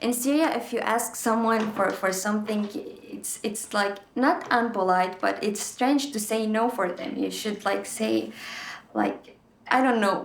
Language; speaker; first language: English; non-native, fluent; Arabic